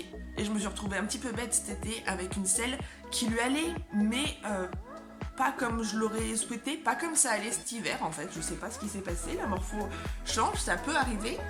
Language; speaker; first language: French; native; French